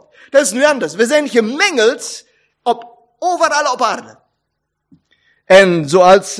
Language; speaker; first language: Dutch; non-native, fluent; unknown